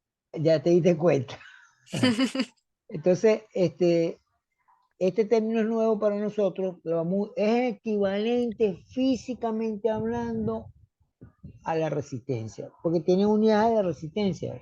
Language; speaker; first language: Spanish; native; Spanish